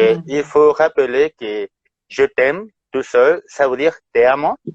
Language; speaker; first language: French; non-native, fluent; Spanish